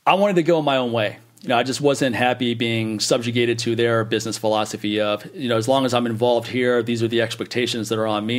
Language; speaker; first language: English; native; English